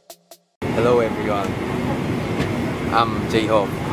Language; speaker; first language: English; non-native, learner; Korean